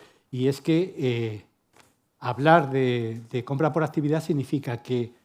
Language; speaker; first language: Spanish; native; Spanish